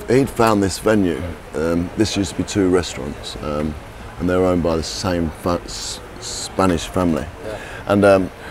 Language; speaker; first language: English; native; English